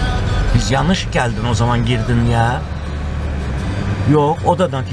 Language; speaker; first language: Turkish; native; Turkish